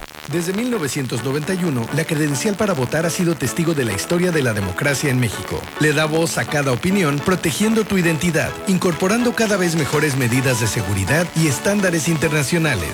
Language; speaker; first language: Spanish; native; Spanish